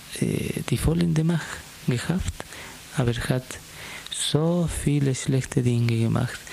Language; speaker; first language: German; non-native, fluent; Spanish